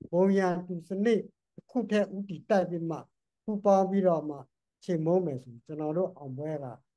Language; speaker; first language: Burmese; non-native, local second language; Karen languages